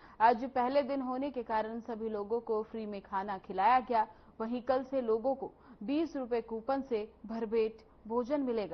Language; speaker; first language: Hindi; native; Hindi